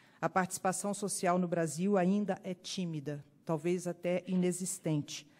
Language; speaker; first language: Portuguese; native; Portuguese